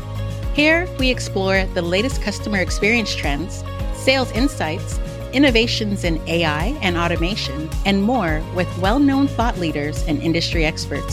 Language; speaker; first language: English; native; English